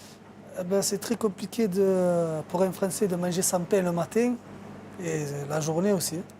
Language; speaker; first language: French; native; French